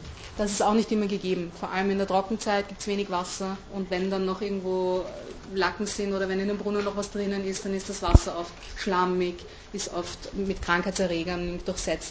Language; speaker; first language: German; native; German